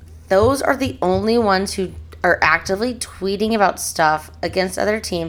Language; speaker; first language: English; native; English